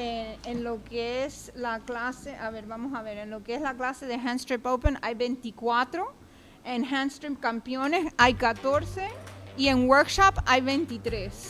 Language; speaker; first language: Spanish; early bilingual, other home language; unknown